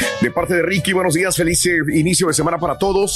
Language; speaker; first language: Spanish; native; Spanish